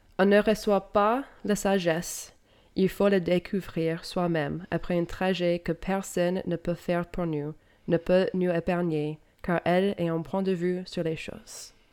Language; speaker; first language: French; non-native, fluent; English